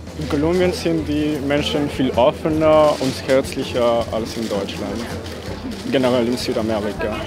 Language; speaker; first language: German; non-native, fluent; Spanish